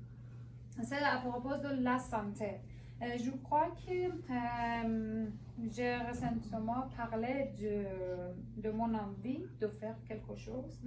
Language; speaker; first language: French; non-native, learner; Persian